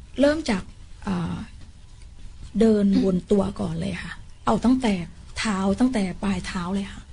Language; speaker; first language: Thai; early bilingual, other home language; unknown